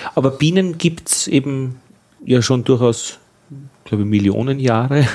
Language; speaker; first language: German; native; German